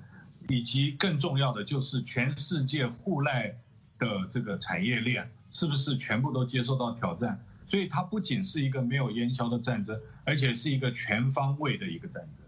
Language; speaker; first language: Chinese; native; Chinese